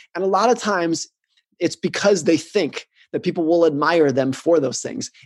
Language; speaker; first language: English; native; English